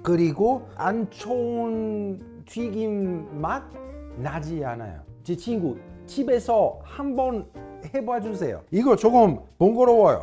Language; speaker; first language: Korean; non-native, fluent; Italian